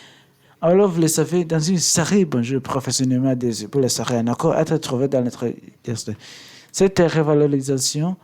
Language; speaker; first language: French; non-native, learner; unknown